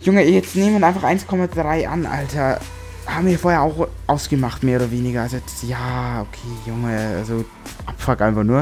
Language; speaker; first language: German; native; German